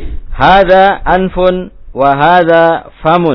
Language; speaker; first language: Arabic; non-native, fluent; Indonesian